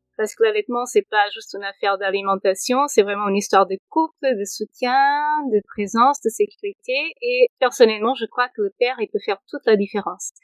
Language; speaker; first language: French; non-native, fluent; Portuguese